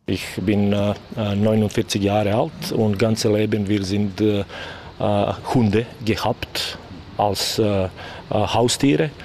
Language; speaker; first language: German; non-native, learner; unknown